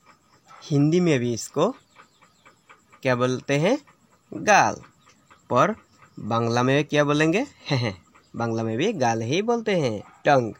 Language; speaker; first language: Hindi; non-native, local second language; Assamese